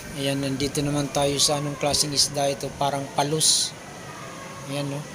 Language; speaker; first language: Filipino; non-native, local second language; Cebuano